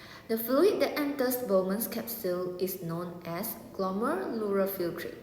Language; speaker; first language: English; non-native, local second language; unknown